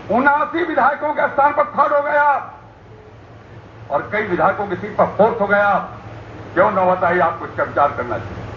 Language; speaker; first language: Hindi; native; Hindi